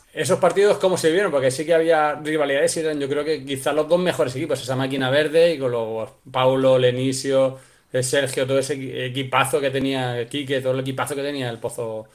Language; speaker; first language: Spanish; native; Spanish